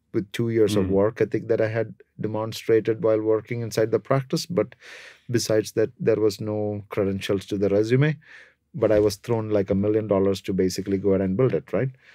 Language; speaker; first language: English; non-native, local second language; Malayalam